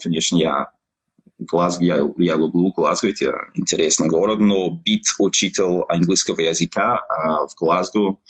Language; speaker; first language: Russian; non-native, learner; English